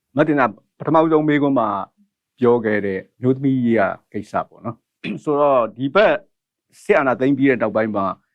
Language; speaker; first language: Burmese; native; Burmese